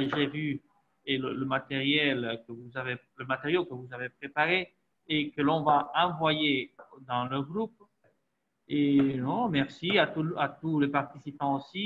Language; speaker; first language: French; non-native, fluent; Spanish